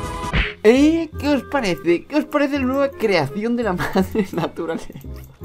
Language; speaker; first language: Spanish; native; Spanish